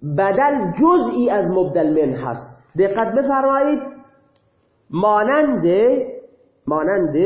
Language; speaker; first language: Persian; non-native, local second language; Baluchi